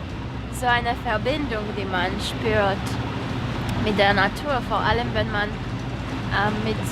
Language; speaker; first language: German; non-native, fluent; Romanian